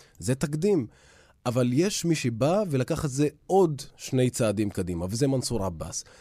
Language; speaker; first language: Hebrew; non-native, local second language; Arabic